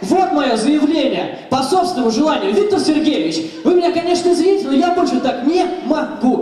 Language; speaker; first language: Russian; native; Russian